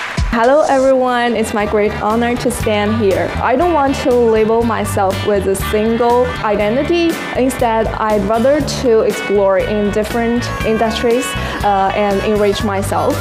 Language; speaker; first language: English; non-native, fluent; Chinese